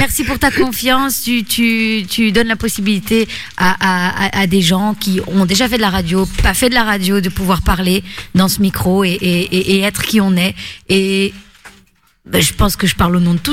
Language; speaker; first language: French; native; French